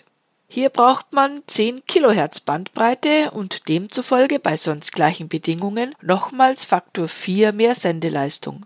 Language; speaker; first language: German; native; German